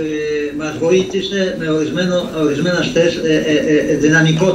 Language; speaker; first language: Greek; non-native, fluent; Polish